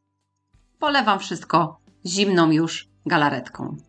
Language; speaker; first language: Polish; native; Polish